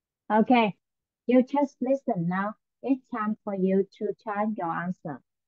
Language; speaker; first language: English; non-native, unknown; Vietnamese